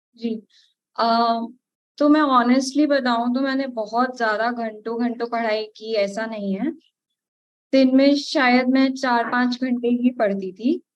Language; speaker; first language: Hindi; native; Hindi